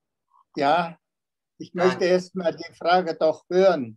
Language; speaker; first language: German; non-native, fluent; Tuvinian